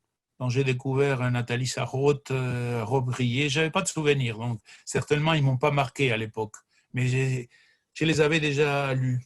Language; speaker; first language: French; non-native, fluent; Spanish